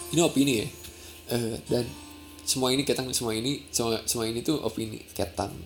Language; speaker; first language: Indonesian; non-native, local second language; Sundanese